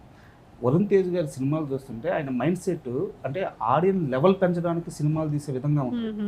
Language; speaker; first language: Telugu; native; Telugu